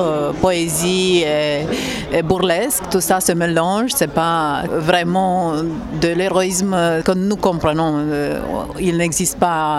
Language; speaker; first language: French; non-native, fluent; Romanian